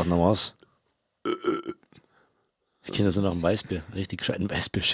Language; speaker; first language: German; native; German